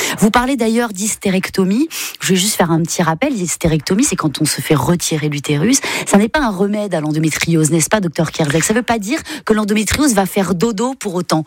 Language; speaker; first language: French; native; French